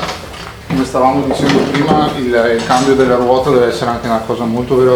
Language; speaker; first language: Italian; native; Italian